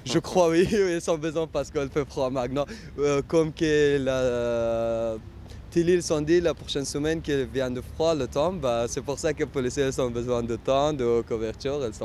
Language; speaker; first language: French; non-native, learner; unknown